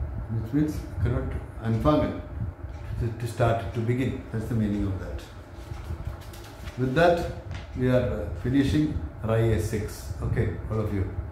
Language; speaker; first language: English; non-native, local second language; Malayalam